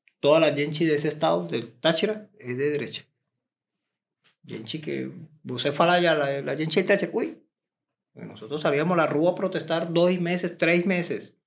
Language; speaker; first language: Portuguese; non-native, learner; Spanish